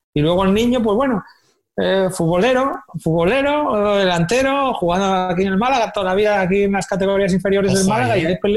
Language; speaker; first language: Spanish; native; Spanish